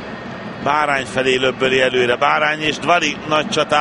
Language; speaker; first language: Hungarian; native; Hungarian